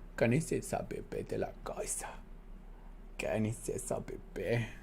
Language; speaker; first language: Spanish; early bilingual, other home language; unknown